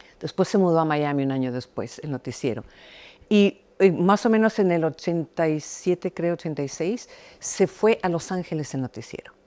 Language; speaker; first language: Spanish; early bilingual, heritage; Spanish